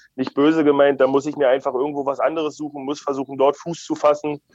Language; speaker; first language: German; native; German